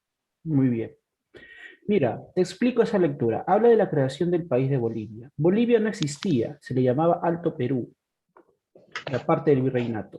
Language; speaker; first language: Spanish; native; Spanish